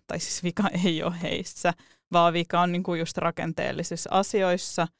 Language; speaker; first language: Finnish; early bilingual, other home language; Russian